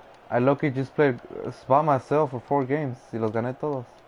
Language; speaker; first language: English; early bilingual, other home language; Spanish